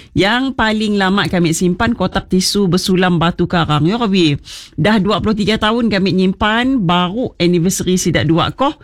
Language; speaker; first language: Malay; native; Malay